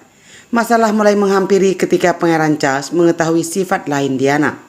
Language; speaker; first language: Indonesian; native; Indonesian